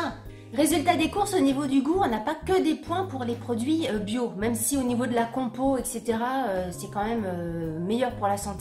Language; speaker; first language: French; native; French